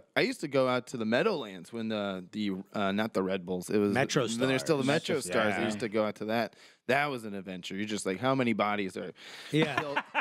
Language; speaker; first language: English; native; English